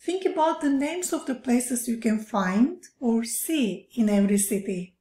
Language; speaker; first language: English; non-native, fluent; Turkish